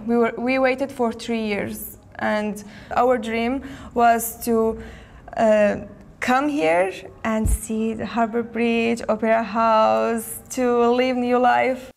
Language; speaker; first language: English; non-native, learner; Armenian